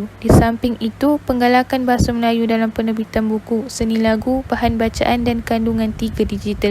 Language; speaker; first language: Malay; native; Malay